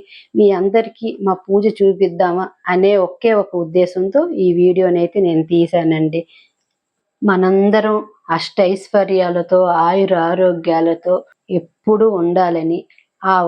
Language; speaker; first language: Telugu; native; Telugu